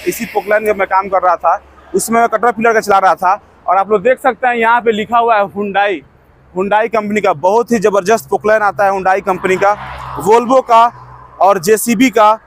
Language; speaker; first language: Hindi; native; Hindi